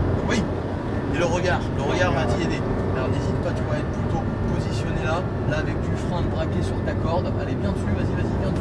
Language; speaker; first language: French; native; French